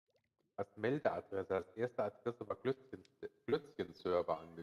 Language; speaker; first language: German; native; German